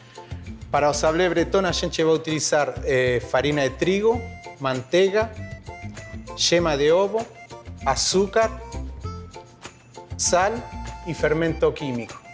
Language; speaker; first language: Portuguese; non-native, fluent; Spanish